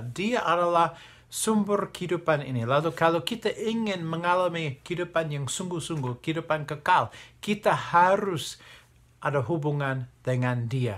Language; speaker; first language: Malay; non-native, fluent; English